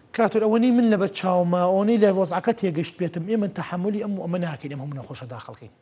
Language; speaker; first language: Central Kurdish; native; Central Kurdish